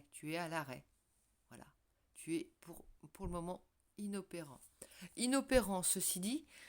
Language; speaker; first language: French; native; French